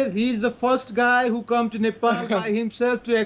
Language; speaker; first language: English; non-native, fluent; Nepali